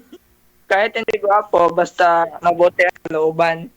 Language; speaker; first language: Filipino; non-native, local second language; Cebuano